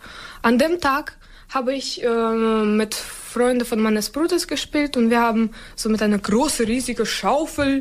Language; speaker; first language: German; non-native, learner; Ukrainian